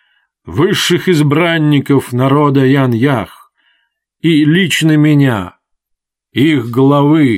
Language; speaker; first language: Russian; native; Russian